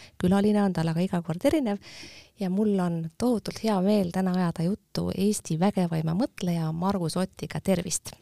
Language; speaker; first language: Estonian; native; Estonian